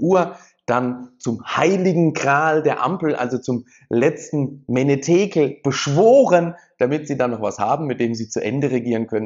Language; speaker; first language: German; native; German